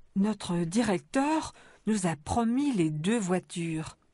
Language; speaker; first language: French; native; French